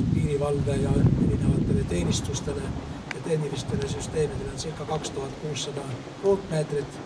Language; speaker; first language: Estonian; native; Estonian